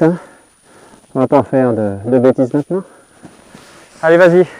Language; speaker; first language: French; native; French